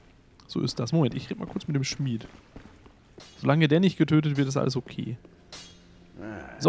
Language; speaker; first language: German; native; German